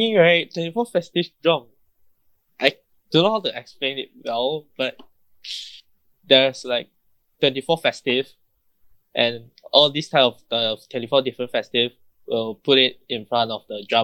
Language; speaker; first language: English; non-native, local second language; Chinese